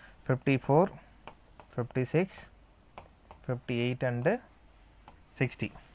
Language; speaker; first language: English; non-native, local second language; Tamil